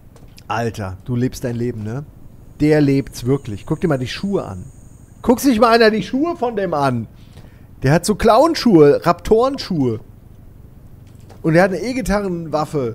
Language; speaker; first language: German; native; German